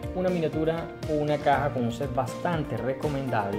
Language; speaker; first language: Spanish; native; Spanish